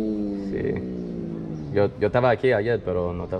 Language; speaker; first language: Spanish; non-native, learner; English